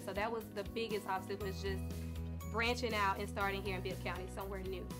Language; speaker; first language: English; native; English